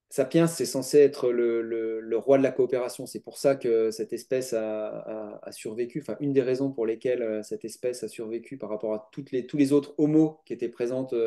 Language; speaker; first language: French; native; French